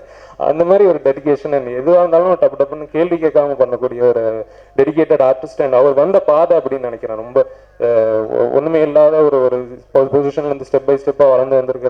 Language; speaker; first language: Tamil; native; Tamil